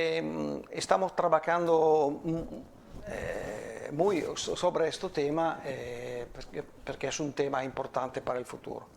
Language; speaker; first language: Spanish; non-native, fluent; Italian